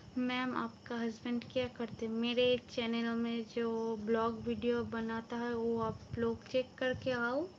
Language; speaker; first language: Hindi; non-native, local second language; Bangla